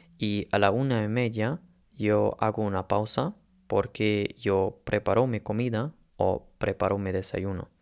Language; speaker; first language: Spanish; non-native, learner; German